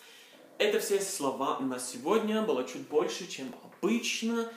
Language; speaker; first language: Russian; non-native, fluent; Norwegian